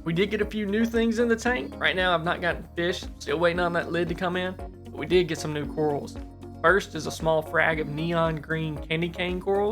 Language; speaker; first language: English; native; English